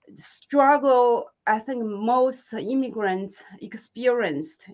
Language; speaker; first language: English; non-native, fluent; Chinese